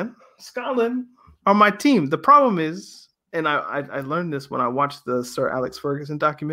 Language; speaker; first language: English; native; English